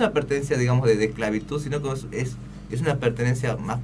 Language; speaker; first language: Spanish; early bilingual, other home language; Korean